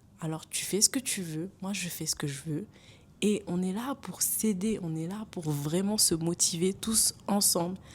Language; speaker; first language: French; non-native, local second language; Wolof